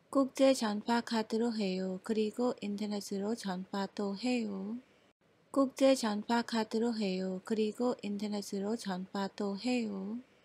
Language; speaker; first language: Korean; non-native, fluent; Khmer